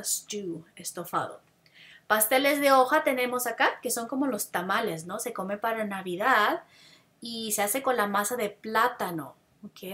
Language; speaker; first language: Spanish; non-native, fluent; English